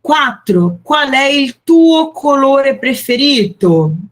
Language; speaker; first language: Italian; non-native, fluent; Portuguese